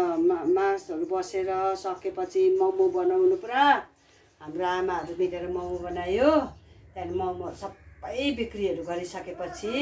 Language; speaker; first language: Hindi; non-native, local second language; Nepali